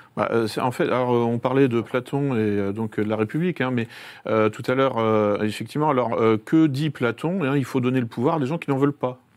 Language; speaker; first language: French; native; French